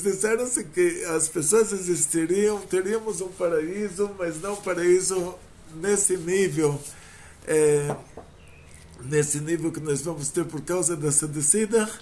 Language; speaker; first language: Portuguese; native; Portuguese